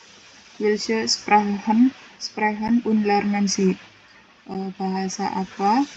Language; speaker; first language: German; non-native, fluent; Indonesian